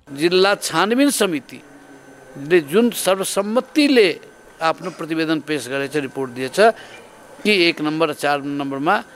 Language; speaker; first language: Nepali; non-native, local second language; Maithili